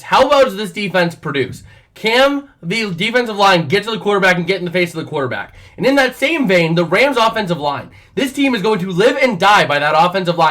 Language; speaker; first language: English; native; English